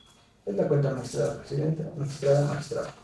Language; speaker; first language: Spanish; native; Spanish